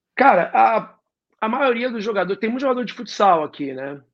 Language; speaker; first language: Portuguese; native; Portuguese